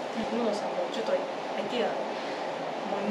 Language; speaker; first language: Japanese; non-native, fluent; Chinese